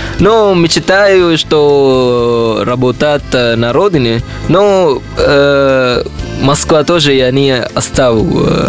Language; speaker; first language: Russian; non-native, learner; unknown